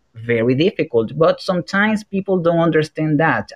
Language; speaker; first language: English; non-native, fluent; Spanish